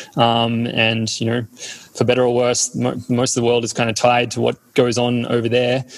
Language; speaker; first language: English; native; English